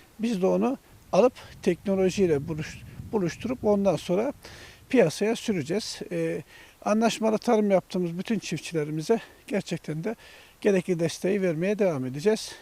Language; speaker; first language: Turkish; native; Turkish